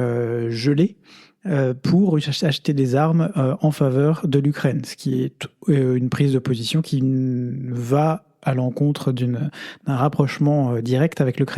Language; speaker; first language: French; native; French